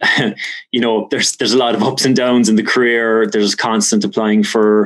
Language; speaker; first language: English; native; English